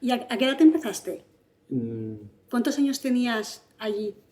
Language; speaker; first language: Spanish; native; Spanish